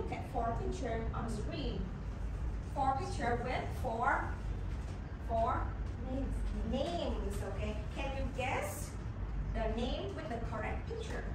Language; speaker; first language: English; non-native, learner; Vietnamese